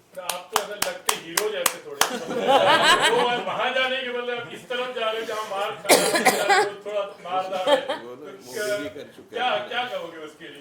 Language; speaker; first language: Hindi; native; Hindi